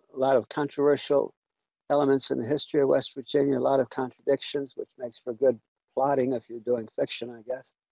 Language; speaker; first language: English; native; English